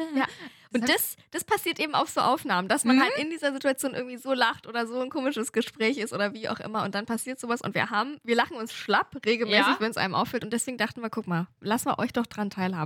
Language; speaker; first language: German; native; German